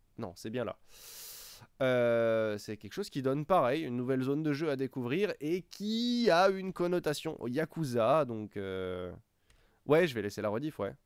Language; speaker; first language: French; native; French